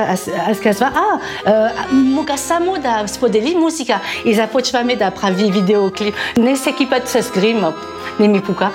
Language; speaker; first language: Bulgarian; non-native, learner; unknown